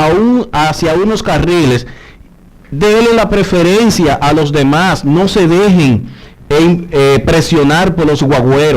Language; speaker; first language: Spanish; native; Spanish